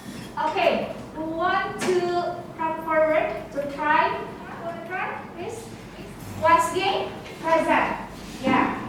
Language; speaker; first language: English; non-native, learner; Indonesian